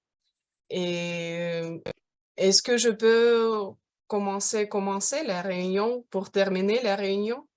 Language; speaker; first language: French; non-native, fluent; Russian